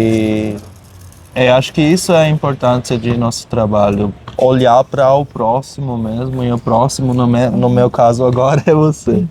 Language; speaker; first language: Portuguese; non-native, fluent; German